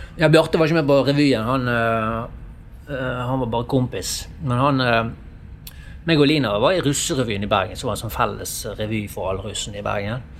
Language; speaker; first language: Norwegian; native; Norwegian